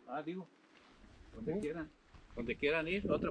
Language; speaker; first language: Spanish; native; Spanish